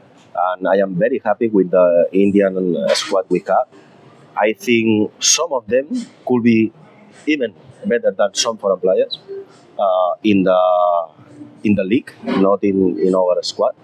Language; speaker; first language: English; non-native, fluent; Spanish